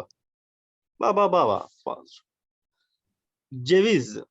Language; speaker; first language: English; non-native, learner; Turkish